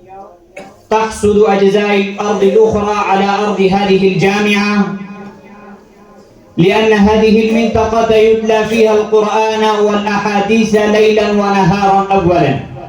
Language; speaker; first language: Arabic; non-native, fluent; Urdu